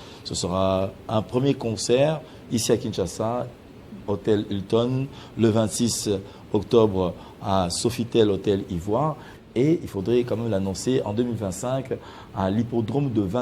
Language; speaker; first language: French; non-native, local second language; Lingala